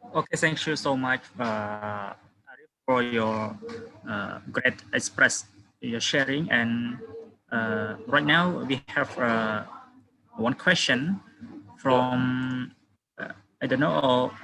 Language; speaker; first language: English; non-native, fluent; Khmer